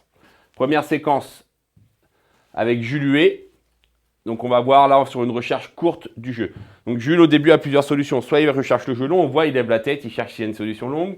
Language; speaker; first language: French; native; French